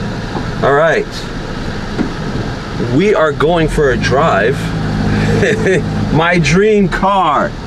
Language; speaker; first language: English; native; English